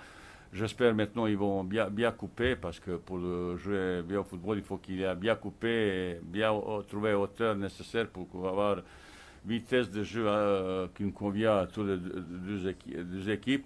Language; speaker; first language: French; non-native, fluent; Bosnian